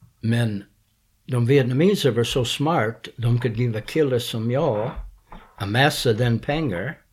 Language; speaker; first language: Swedish; non-native, learner; English